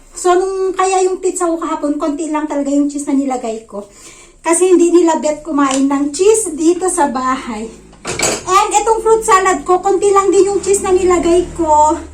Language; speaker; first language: Filipino; native; Filipino